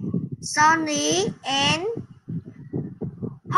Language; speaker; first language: English; non-native, learner; Vietnamese